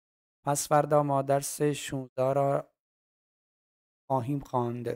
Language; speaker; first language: Persian; non-native, fluent; Urdu